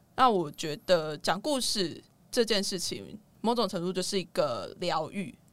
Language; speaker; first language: Chinese; non-native, local second language; Min Nan Chinese